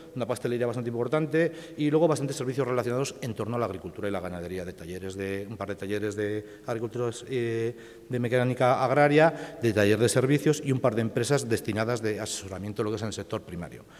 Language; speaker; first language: Spanish; native; Spanish